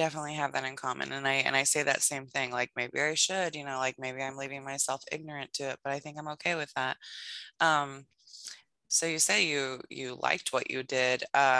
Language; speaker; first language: English; native; English